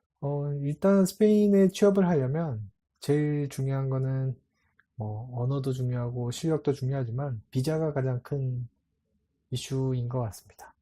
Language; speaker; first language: Korean; native; Korean